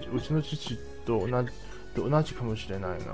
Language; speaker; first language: Japanese; non-native, learner; Chinese